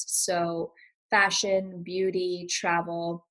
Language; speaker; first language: English; native; English